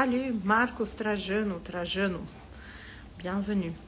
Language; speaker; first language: French; non-native, fluent; Portuguese